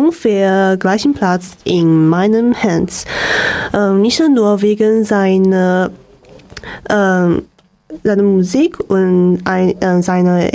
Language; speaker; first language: German; non-native, learner; Chinese